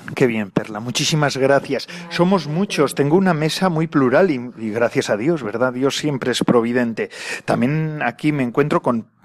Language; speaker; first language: Spanish; native; Spanish